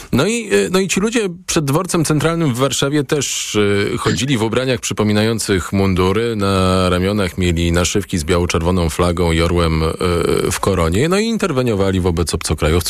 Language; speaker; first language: Polish; native; Polish